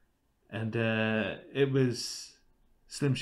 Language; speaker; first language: English; native; English